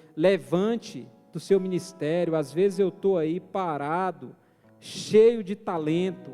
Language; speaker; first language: Portuguese; native; Portuguese